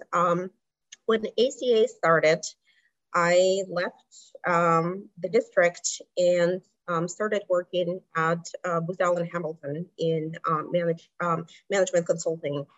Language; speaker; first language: English; non-native, fluent; Russian